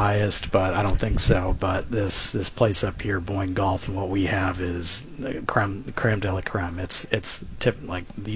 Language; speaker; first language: English; native; English